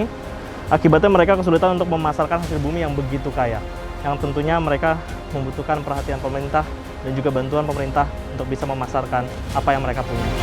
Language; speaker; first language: Indonesian; native; Indonesian